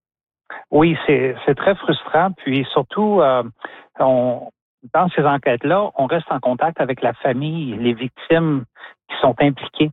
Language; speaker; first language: French; native; French